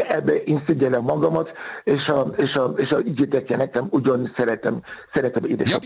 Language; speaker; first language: Hungarian; non-native, fluent; Yoruba